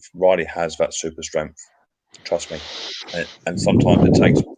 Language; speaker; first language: English; native; English